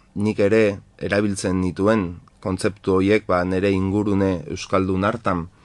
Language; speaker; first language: Basque; non-native, local second language; Spanish